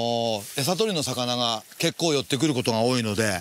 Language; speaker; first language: Japanese; native; Japanese